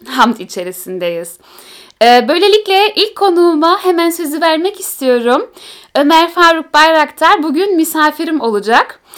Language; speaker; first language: Turkish; early bilingual, heritage; Turkish